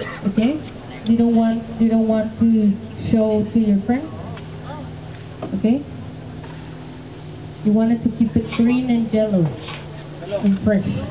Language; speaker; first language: English; non-native, learner; Spanish